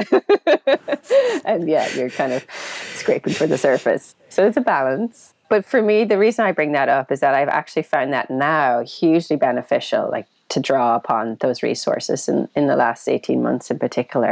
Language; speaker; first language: English; native; English